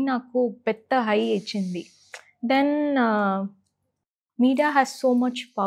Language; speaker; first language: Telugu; non-native, learner; Tamil